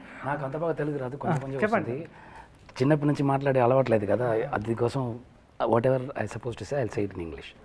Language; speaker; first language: Telugu; non-native, learner; Tamil